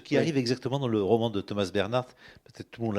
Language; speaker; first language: French; native; French